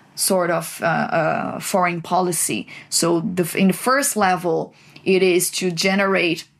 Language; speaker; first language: English; non-native, fluent; Portuguese